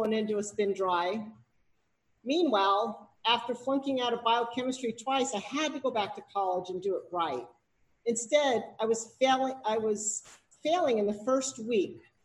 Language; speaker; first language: English; native; English